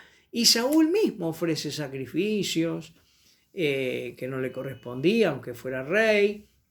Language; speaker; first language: Spanish; native; Spanish